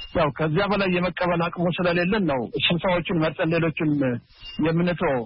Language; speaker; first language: Amharic; native; Amharic